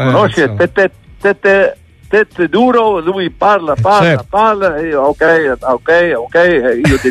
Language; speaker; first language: Italian; non-native, learner; Dutch